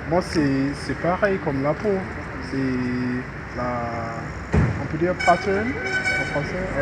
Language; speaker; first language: French; non-native, fluent; English